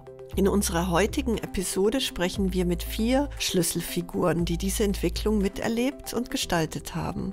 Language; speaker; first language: German; native; German